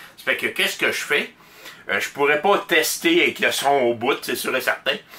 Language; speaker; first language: French; native; French